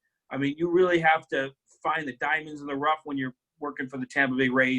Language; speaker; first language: English; native; English